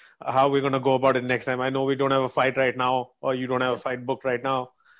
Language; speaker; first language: English; non-native, local second language; Hindi